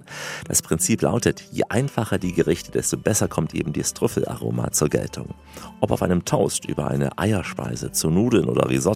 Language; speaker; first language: German; native; German